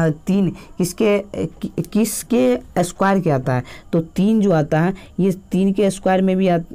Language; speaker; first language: Hindi; native; Hindi